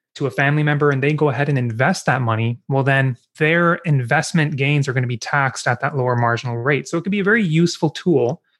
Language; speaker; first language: English; native; English